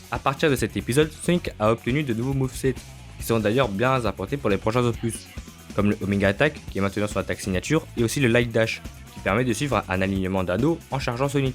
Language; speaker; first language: French; native; French